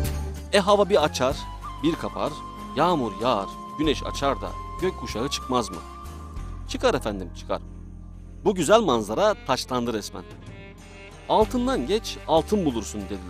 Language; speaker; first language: Turkish; native; Turkish